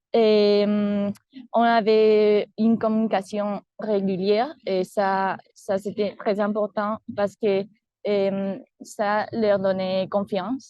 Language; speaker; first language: French; non-native, fluent; Spanish